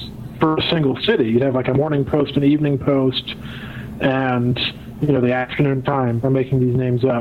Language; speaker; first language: English; native; English